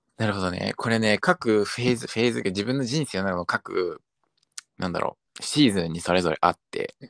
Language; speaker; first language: Japanese; early bilingual, other home language; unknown